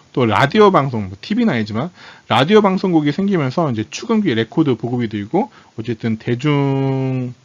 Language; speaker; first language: Korean; native; Korean